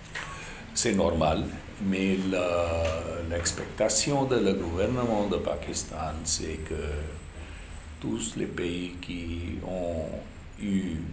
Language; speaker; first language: French; non-native, fluent; Urdu